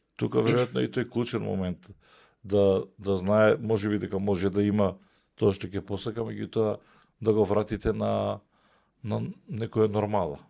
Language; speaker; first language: Macedonian; native; Macedonian